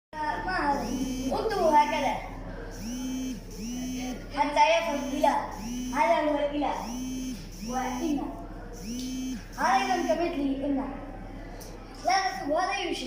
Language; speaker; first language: Arabic; non-native, learner; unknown